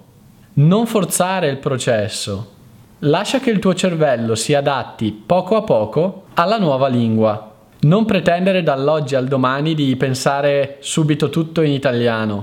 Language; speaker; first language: Italian; native; Italian